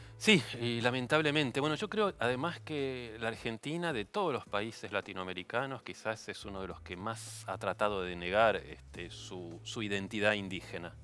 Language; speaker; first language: Spanish; native; Spanish